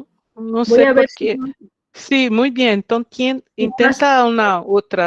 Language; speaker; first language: Spanish; non-native, fluent; Portuguese